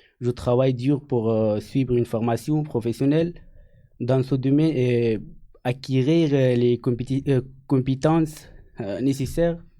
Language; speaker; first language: French; non-native, learner; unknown